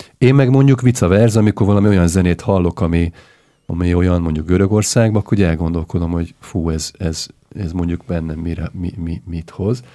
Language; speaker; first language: Hungarian; native; Hungarian